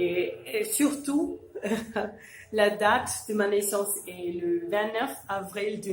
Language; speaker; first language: French; non-native, fluent; Urdu